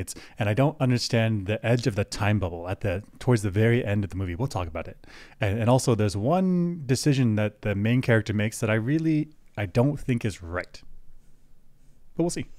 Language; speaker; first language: English; native; English